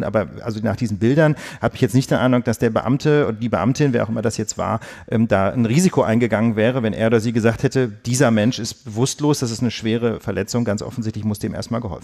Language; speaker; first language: German; native; German